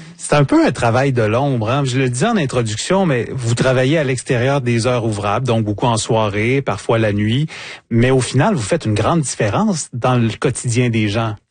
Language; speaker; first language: French; native; French